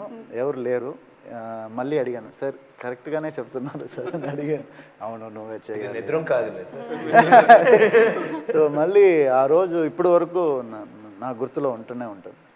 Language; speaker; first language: Telugu; early bilingual, heritage; Telugu